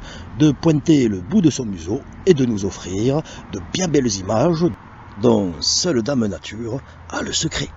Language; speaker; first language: French; native; French